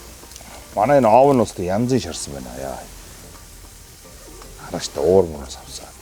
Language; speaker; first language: Mongolian; native; Mongolian